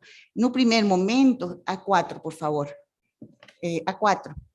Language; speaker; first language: Portuguese; non-native, fluent; Spanish